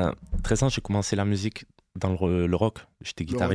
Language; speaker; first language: French; native; French